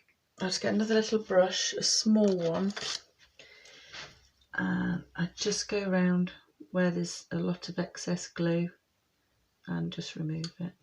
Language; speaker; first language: English; native; English